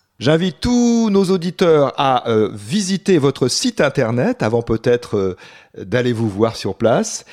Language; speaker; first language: French; native; French